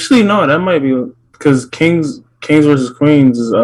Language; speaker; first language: English; native; English